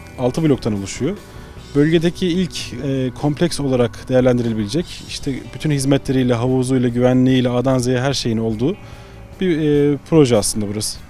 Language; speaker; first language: Turkish; early bilingual, heritage; Turkish